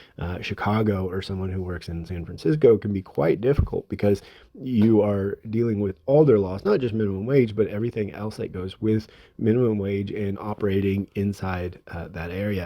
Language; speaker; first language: English; native; English